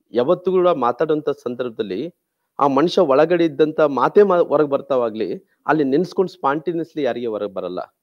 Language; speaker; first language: Kannada; non-native, local second language; Telugu